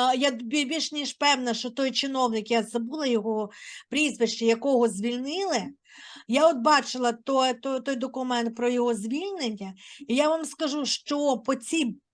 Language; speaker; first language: Ukrainian; native; Ukrainian